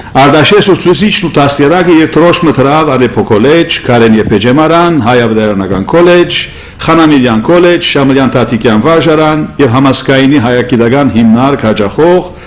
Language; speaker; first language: Armenian; native; Armenian